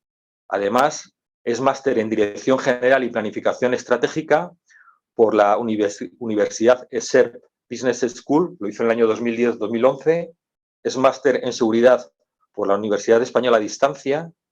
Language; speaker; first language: Spanish; native; Spanish